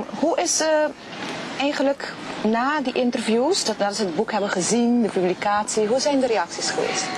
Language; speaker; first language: Dutch; non-native, local second language; Papiamento